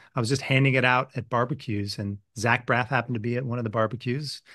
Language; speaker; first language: English; native; English